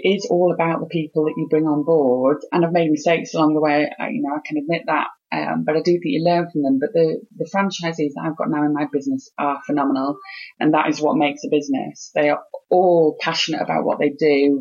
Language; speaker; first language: English; native; English